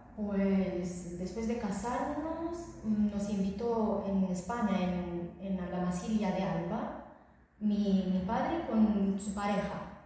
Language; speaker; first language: Spanish; non-native, fluent; Romanian